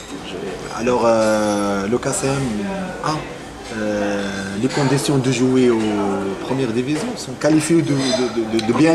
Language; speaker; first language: French; non-native, local second language; Arabic